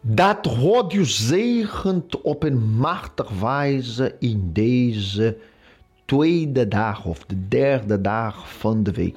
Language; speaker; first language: Dutch; non-native, fluent; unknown